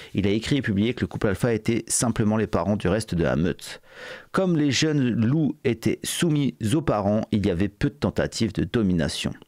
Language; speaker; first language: French; native; French